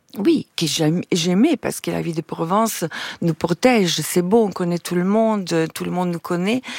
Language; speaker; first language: French; non-native, fluent; Italian